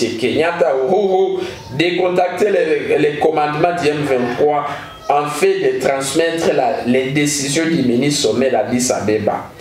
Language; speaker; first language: French; non-native, local second language; Lingala